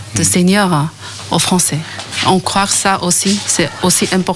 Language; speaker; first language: French; non-native, fluent; Chinese